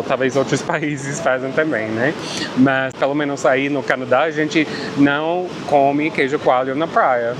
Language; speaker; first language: Portuguese; non-native, fluent; English